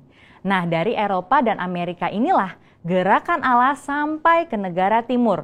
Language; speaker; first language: Indonesian; native; Indonesian